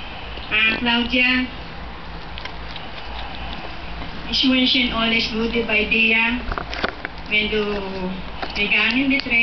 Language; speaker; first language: German; non-native, learner; Filipino